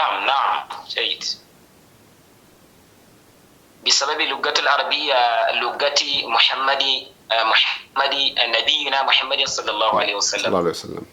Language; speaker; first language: Arabic; non-native, learner; Hausa